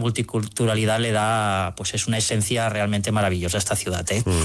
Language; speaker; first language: Spanish; native; Spanish